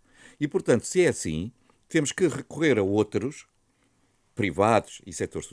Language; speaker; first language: Portuguese; native; Portuguese